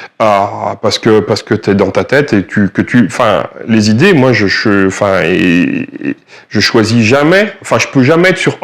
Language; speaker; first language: French; native; French